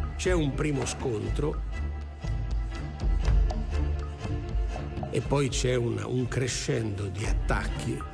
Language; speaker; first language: Italian; native; Italian